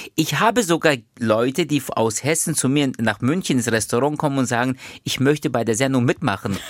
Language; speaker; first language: German; early bilingual, other home language; Turkish